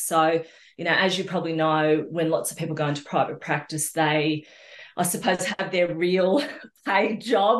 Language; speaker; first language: English; native; English